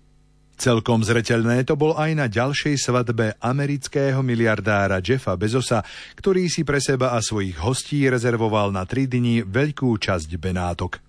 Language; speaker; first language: Slovak; native; Slovak